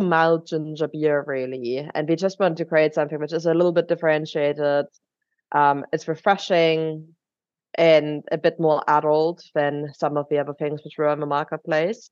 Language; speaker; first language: English; non-native, fluent; German